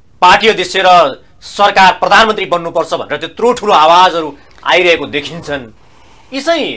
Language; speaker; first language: Nepali; native; Nepali